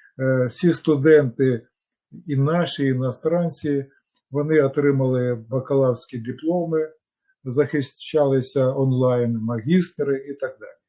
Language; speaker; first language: Ukrainian; non-native, local second language; Russian